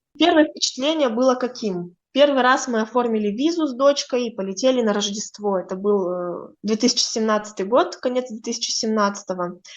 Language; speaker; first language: Russian; native; Russian